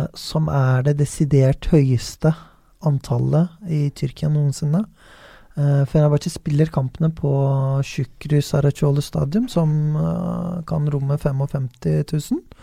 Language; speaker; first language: Norwegian; non-native, fluent; Turkish